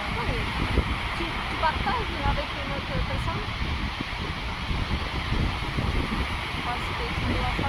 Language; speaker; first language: French; non-native, learner; Portuguese